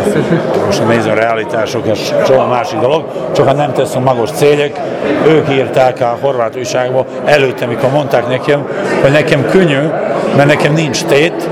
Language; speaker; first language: Hungarian; non-native, fluent; Serbian